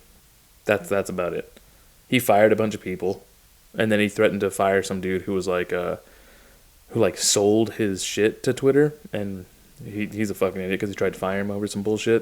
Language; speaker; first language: English; native; English